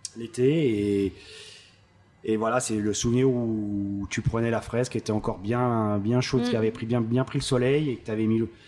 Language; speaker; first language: French; native; French